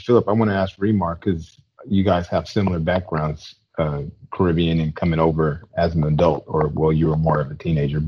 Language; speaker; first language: English; native; English